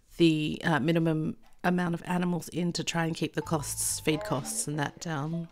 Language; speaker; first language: English; native; English